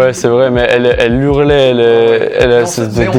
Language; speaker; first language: French; native; French